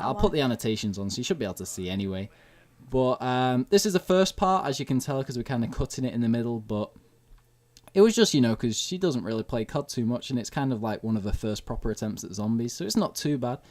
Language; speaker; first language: English; native; English